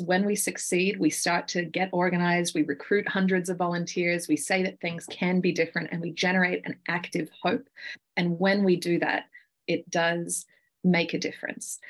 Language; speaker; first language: English; native; English